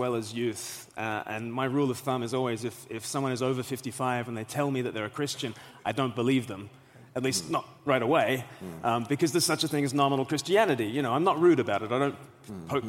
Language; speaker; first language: English; native; English